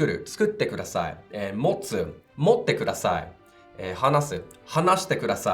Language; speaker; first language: Japanese; non-native, fluent; English